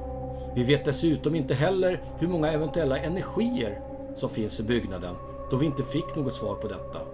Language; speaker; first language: Swedish; native; Swedish